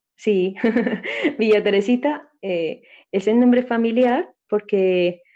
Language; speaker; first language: Spanish; native; Spanish